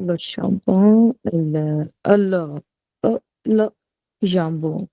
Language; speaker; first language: French; non-native, learner; Punjabi